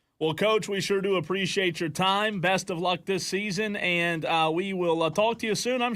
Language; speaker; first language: English; native; English